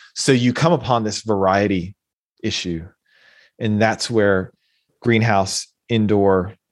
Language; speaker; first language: English; native; English